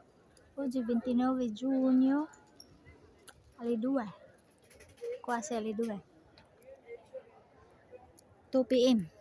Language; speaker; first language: Italian; non-native, fluent; Cebuano